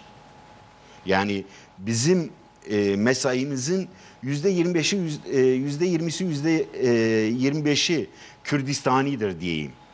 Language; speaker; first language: Turkish; non-native, local second language; Kurdish